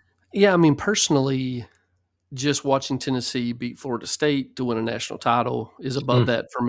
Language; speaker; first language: English; native; English